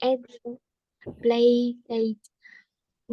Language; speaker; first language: English; non-native, learner; Vietnamese